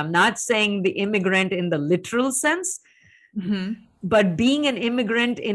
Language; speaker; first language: English; non-native, local second language; Hindi